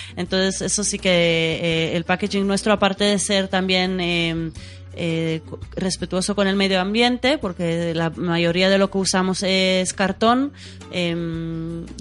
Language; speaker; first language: Spanish; non-native, fluent; Hebrew